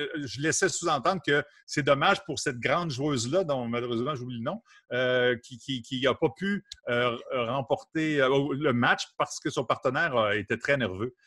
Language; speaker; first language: French; native; French